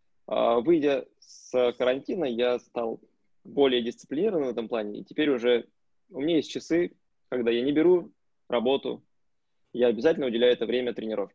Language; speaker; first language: Russian; native; Russian